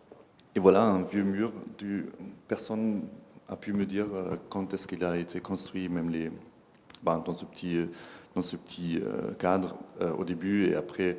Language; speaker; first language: French; non-native, fluent; German